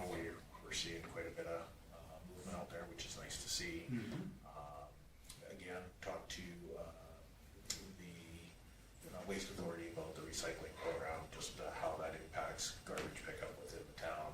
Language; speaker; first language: English; native; English